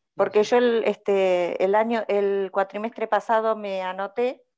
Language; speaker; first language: Spanish; native; Spanish